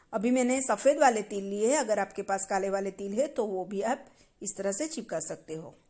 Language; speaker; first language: Hindi; non-native, local second language; Gujarati